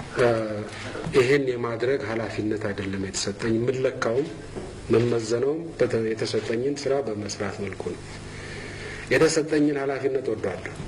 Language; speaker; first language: Amharic; non-native, local second language; Tigrinya